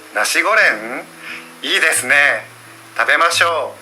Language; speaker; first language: Japanese; non-native, learner; Indonesian